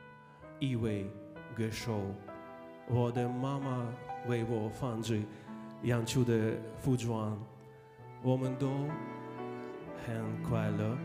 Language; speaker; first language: Chinese; non-native, fluent; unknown